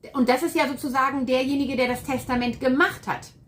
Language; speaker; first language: German; native; German